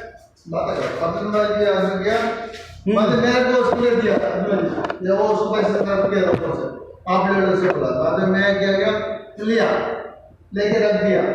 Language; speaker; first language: Hindi; non-native, learner; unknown